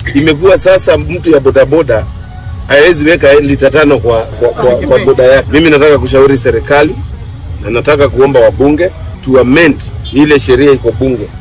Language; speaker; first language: Swahili; non-native, local second language; Embu